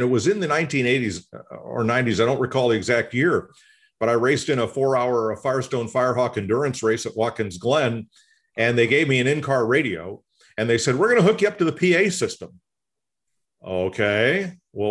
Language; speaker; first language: English; native; English